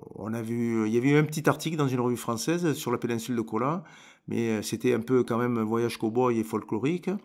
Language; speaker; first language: French; native; French